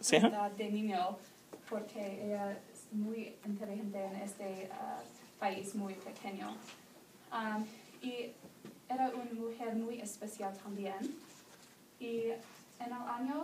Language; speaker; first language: Spanish; non-native, learner; English